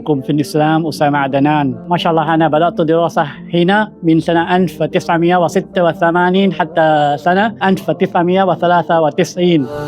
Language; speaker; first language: Arabic; non-native, fluent; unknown